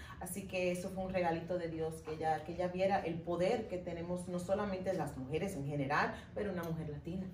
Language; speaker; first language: Spanish; early bilingual, heritage; Spanish